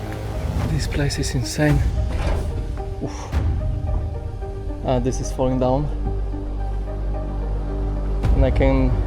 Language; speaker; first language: English; non-native, fluent; Polish